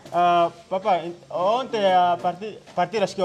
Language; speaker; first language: Portuguese; non-native, learner; Vietnamese